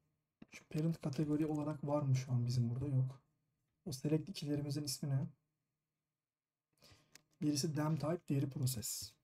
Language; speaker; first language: Turkish; native; Turkish